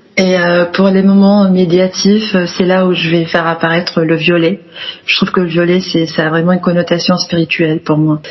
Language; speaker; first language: French; non-native, local second language; Arabic